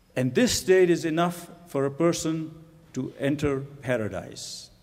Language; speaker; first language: English; non-native, local second language; Urdu